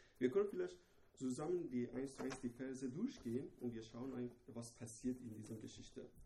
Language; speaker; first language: German; non-native, fluent; Persian